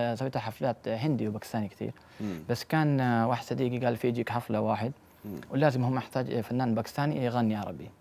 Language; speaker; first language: Arabic; non-native, local second language; Urdu